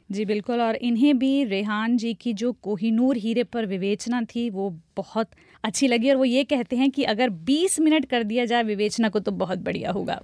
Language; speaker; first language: Hindi; native; Hindi